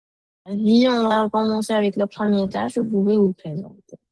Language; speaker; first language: French; non-native, fluent; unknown